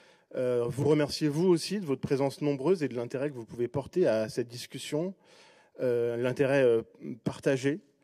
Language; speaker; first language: French; native; French